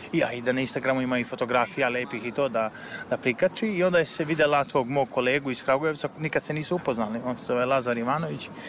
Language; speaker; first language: Serbian; native; Serbian